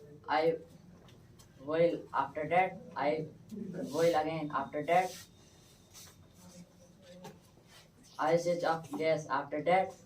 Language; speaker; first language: English; non-native, learner; Hindi